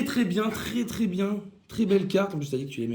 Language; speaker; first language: French; native; French